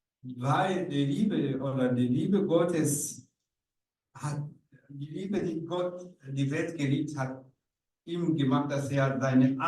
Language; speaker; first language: German; non-native, learner; Rundi